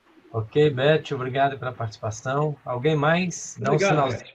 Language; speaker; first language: Portuguese; native; Portuguese